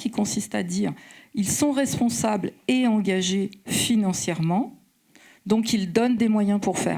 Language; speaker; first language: French; native; French